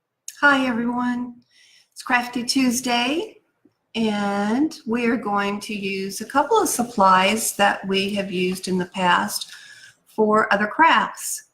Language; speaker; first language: English; native; English